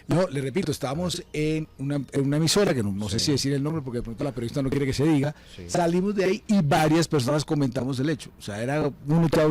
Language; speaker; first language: Spanish; native; Spanish